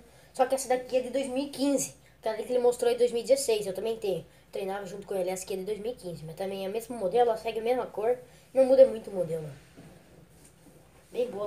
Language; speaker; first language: Portuguese; native; Portuguese